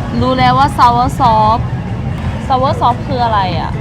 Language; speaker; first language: Thai; native; Thai